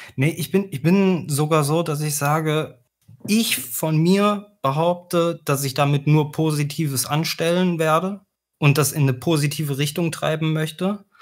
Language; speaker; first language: German; native; German